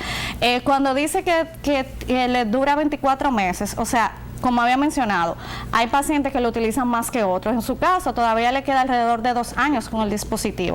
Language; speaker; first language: Spanish; native; Spanish